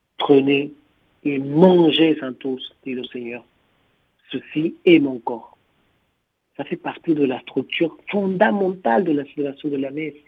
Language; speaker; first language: French; non-native, fluent; Spanish